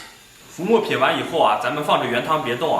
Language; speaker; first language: Chinese; native; Chinese